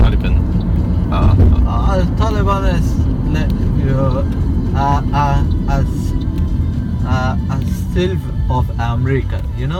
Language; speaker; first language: English; non-native, learner; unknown